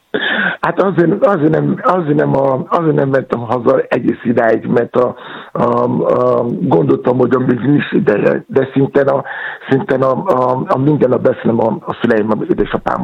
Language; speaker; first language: Hungarian; non-native, fluent; Yoruba